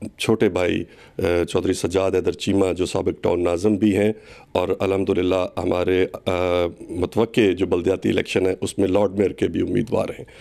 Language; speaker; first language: Urdu; non-native, local second language; Punjabi